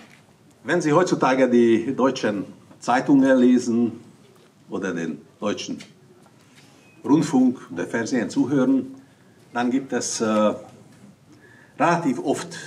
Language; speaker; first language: German; non-native, fluent; Hungarian